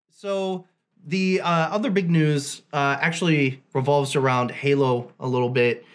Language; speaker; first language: English; native; English